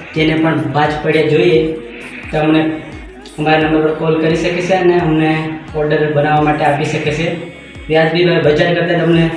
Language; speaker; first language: Gujarati; non-native, local second language; Rathawi